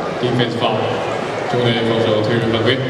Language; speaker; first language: Chinese; native; Chinese